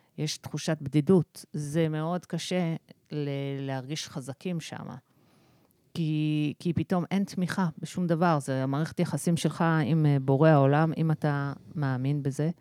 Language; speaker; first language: Hebrew; early bilingual, other home language; English